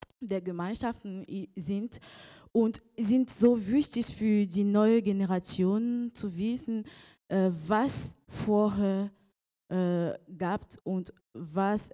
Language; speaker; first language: German; non-native, learner; French